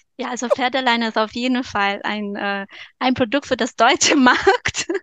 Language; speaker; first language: German; non-native, fluent; Romanian